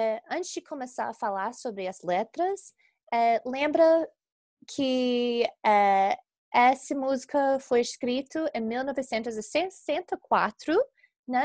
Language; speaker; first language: Portuguese; non-native, fluent; English